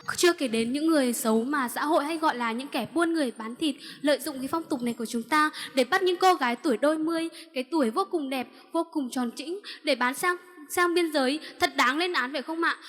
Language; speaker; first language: Vietnamese; non-native, local second language; Hmong